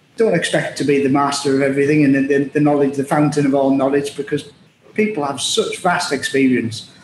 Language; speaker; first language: English; native; English